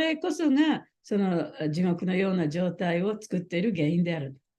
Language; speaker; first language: Japanese; native; Japanese